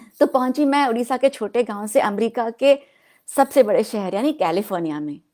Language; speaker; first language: Hindi; non-native, local second language; Odia